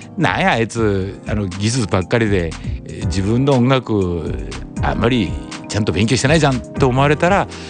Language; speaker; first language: Japanese; native; Japanese